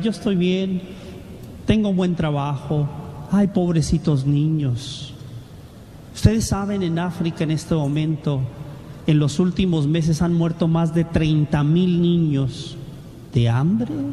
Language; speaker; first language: Spanish; native; Spanish